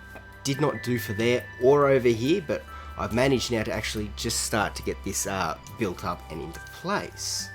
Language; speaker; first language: English; native; English